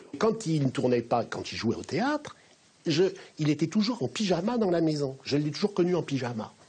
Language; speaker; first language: French; native; French